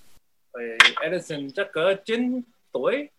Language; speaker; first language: Vietnamese; early bilingual, heritage; Vietnamese